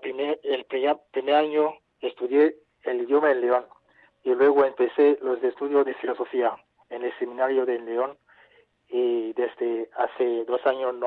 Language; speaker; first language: Spanish; non-native, fluent; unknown